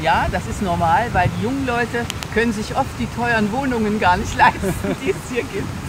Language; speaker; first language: German; native; German